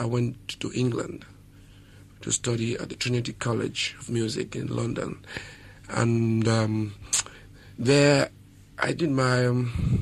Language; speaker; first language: English; non-native, local second language; Yoruba